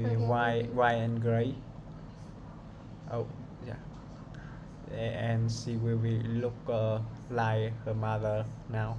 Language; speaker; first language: English; non-native, learner; Vietnamese